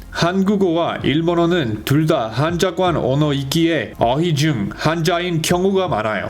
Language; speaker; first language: Korean; non-native, fluent; English